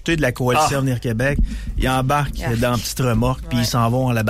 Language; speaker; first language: French; native; French